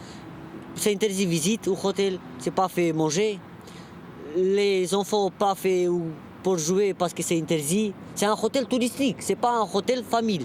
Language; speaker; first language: French; non-native, learner; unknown